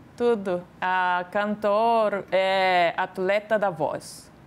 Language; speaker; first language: Portuguese; non-native, fluent; Japanese